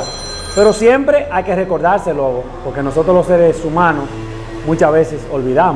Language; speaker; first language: Spanish; native; Spanish